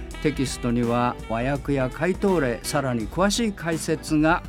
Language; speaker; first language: Japanese; native; Japanese